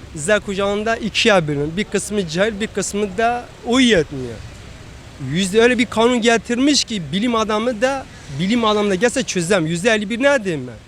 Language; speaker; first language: Turkish; non-native, local second language; Kurdish